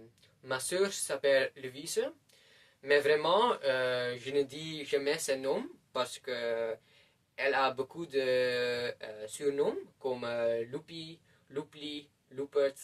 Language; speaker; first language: French; non-native, learner; Dutch